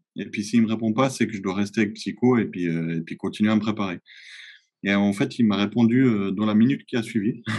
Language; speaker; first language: French; native; French